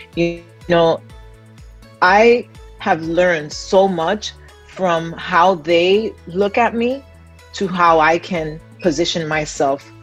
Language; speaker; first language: English; early bilingual, other home language; Spanish